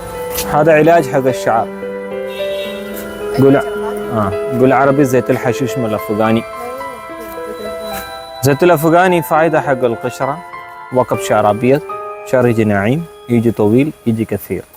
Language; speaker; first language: Arabic; non-native, learner; Malayalam